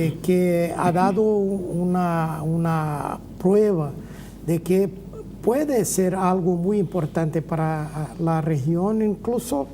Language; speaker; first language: Spanish; non-native, fluent; Portuguese